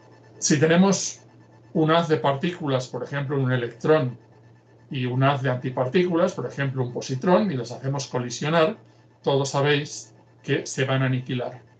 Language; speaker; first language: Spanish; native; Spanish